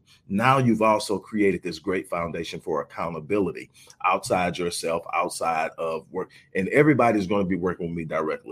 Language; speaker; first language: English; native; English